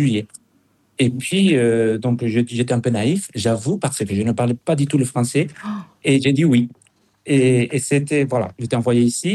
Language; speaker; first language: French; non-native, fluent; Spanish